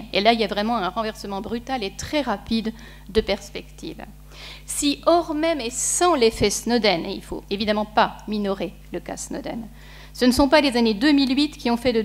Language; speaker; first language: French; native; French